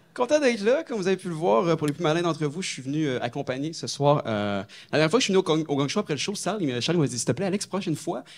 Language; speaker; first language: French; native; French